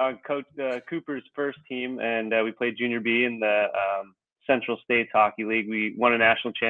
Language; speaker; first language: English; native; English